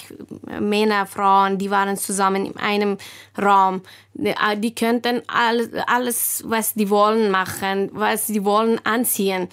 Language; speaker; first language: German; non-native, learner; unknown